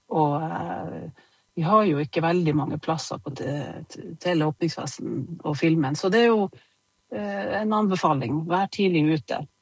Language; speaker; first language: Norwegian; native; Norwegian